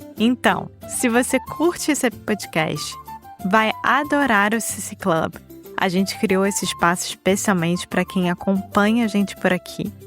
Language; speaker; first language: Portuguese; native; Portuguese